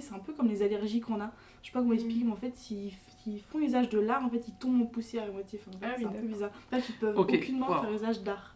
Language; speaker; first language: French; native; French